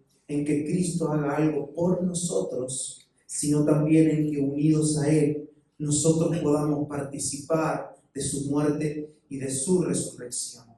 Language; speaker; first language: Spanish; native; Spanish